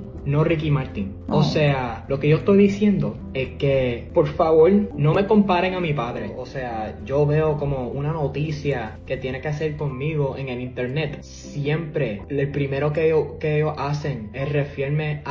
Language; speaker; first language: Spanish; early bilingual, heritage; Spanish